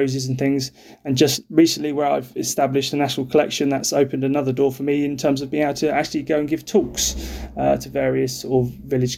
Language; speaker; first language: English; native; English